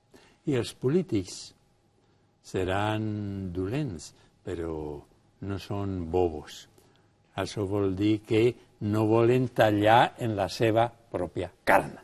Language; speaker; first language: Catalan; non-native, local second language; Spanish